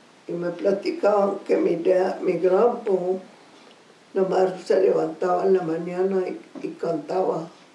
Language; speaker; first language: Spanish; early bilingual, heritage; Spanish